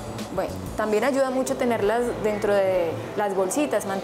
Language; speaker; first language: Spanish; native; Spanish